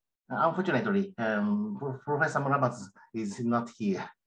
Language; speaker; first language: English; non-native, learner; Japanese